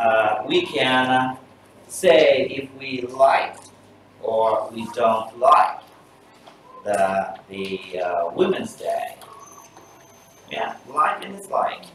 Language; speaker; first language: English; non-native, fluent; Vietnamese